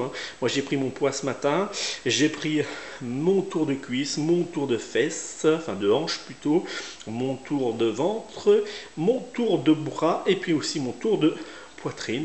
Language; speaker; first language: French; native; French